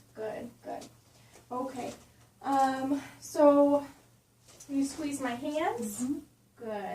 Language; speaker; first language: English; native; English